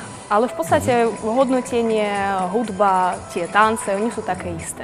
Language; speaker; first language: Slovak; non-native, fluent; Russian